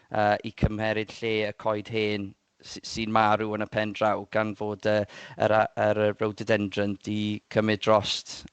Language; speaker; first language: Welsh; native; Welsh